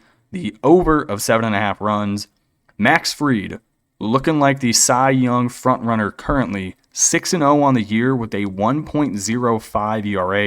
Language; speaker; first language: English; native; English